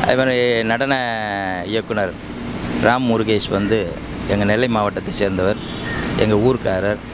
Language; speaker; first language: Tamil; native; Tamil